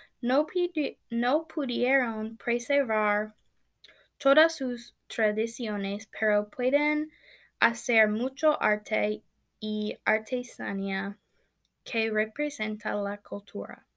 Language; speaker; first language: Spanish; non-native, learner; English